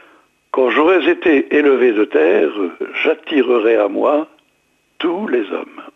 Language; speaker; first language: French; native; French